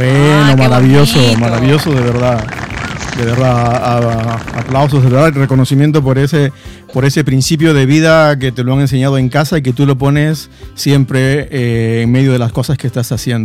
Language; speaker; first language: Spanish; native; Spanish